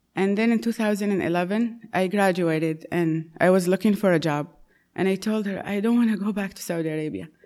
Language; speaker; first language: English; non-native, fluent; Arabic